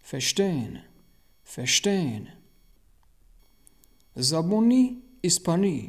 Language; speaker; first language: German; non-native, learner; Tajik